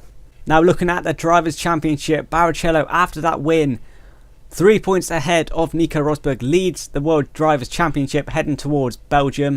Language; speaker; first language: English; native; English